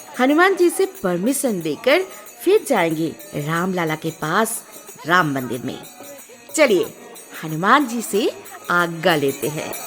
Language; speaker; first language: Hindi; non-native, local second language; Bangla